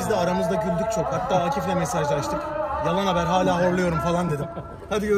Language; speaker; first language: Turkish; native; Turkish